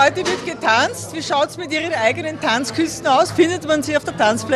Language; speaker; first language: German; native; German